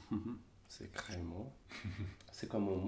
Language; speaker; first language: French; non-native, learner; Portuguese